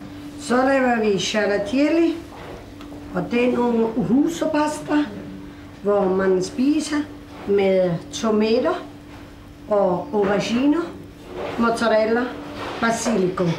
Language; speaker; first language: Danish; non-native, fluent; Italian